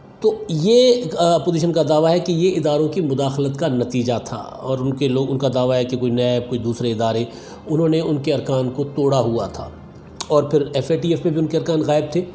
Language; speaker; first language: Urdu; non-native, local second language; Sindhi